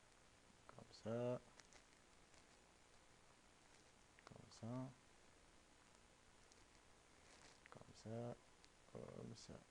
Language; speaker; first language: French; non-native, local second language; Arabic